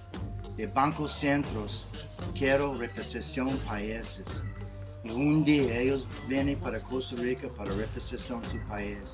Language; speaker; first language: Spanish; non-native, learner; English